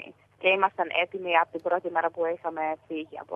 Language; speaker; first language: Greek; early bilingual, heritage; Greek